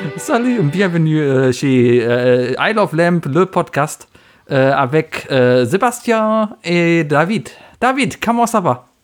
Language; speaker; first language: French; non-native, learner; German